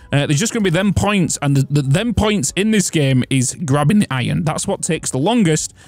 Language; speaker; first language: English; native; English